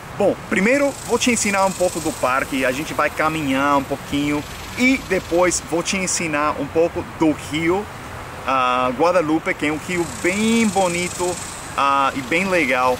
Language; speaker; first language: Portuguese; non-native, fluent; English